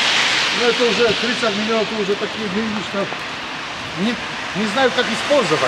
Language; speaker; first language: Russian; non-native, learner; Polish